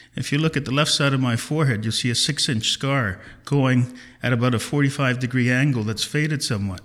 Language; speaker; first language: English; early bilingual, other home language; Italian